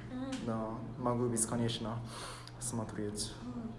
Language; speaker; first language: Russian; non-native, fluent; Japanese